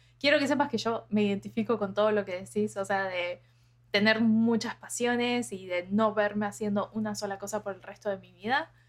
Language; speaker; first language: Spanish; native; Spanish